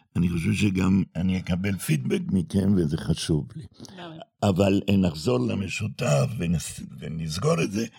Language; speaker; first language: Hebrew; non-native, fluent; Spanish